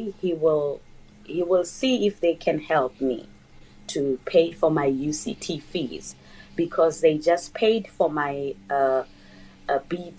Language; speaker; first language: English; non-native, local second language; Northern Sotho